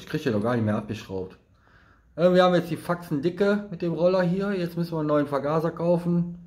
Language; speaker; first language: German; native; German